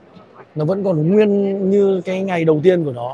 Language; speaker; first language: Vietnamese; native; Vietnamese